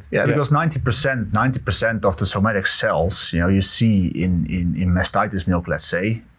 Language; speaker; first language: English; non-native, fluent; Dutch